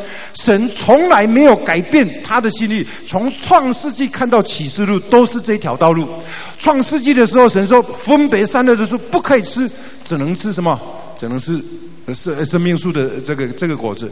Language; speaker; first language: Chinese; native; Chinese